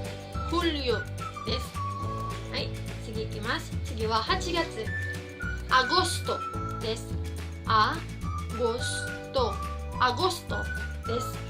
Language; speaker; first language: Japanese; non-native, fluent; Cebuano